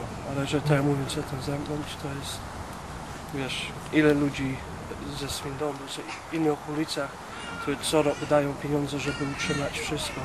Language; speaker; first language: Polish; early bilingual, heritage; Polish